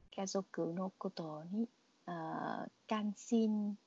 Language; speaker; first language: Japanese; non-native, learner; Vietnamese